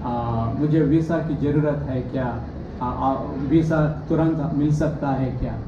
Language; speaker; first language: Hindi; non-native, local second language; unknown